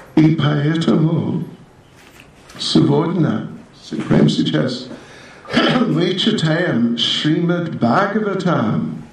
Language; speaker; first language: Russian; non-native, learner; English